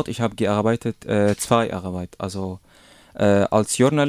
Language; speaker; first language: German; non-native, learner; Arabic